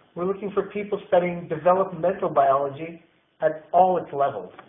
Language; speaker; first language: English; native; English